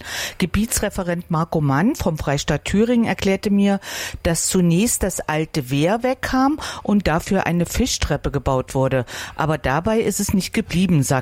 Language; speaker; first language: German; native; German